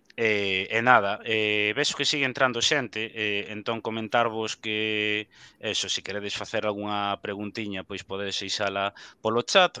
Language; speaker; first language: Galician; native; Galician